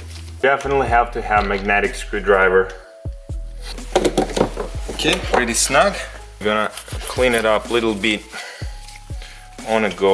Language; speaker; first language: English; non-native, fluent; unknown